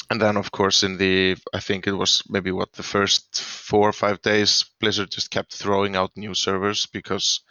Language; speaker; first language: English; non-native, fluent; Swedish